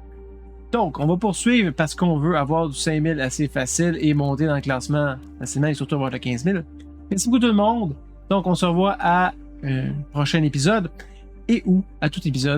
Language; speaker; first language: French; native; French